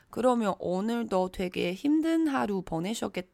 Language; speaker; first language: Korean; non-native, fluent; Chinese